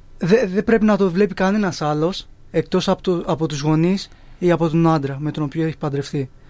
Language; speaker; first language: Greek; early bilingual, other home language; Urdu